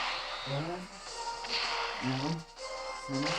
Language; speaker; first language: French; native; French